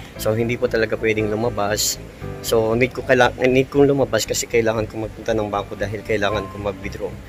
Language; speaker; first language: Filipino; native; Filipino